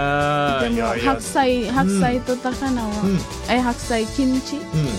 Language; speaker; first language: Japanese; non-native, learner; Indonesian